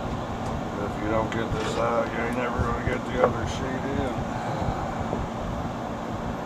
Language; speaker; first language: English; native; English